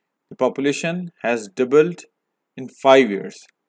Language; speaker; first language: English; non-native, local second language; Hindi